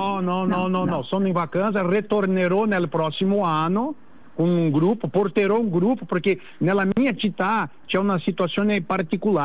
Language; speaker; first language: Italian; non-native, learner; Portuguese